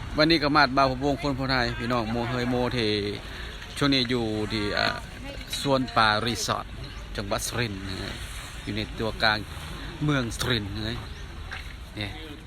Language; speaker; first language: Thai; non-native, local second language; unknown